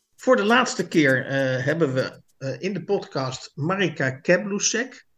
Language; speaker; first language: Dutch; native; Dutch